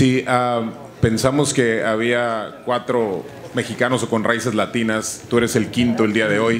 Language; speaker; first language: Spanish; native; Spanish